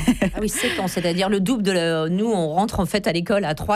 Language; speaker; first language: French; native; French